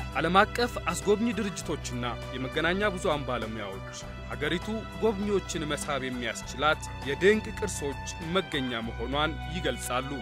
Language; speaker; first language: Amharic; native; Amharic